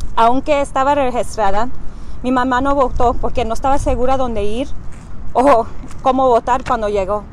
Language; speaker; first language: Spanish; early bilingual, heritage; Spanish